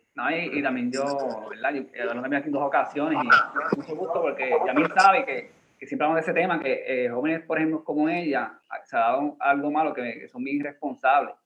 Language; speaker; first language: Spanish; native; Spanish